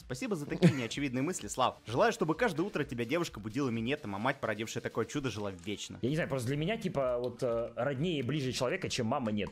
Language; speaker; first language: Russian; native; Russian